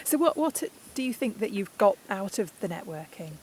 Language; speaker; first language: English; native; English